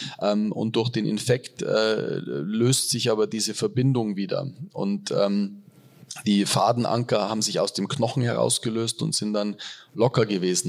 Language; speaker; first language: German; native; German